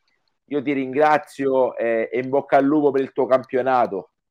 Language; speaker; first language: Italian; native; Italian